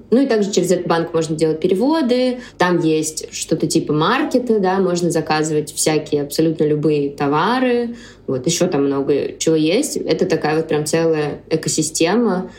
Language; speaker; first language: Russian; native; Russian